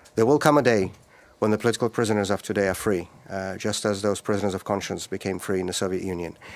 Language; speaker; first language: English; non-native, fluent; Russian